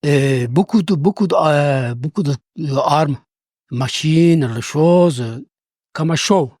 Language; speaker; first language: French; non-native, learner; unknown